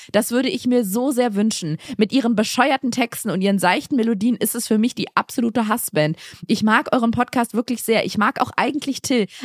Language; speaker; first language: German; native; German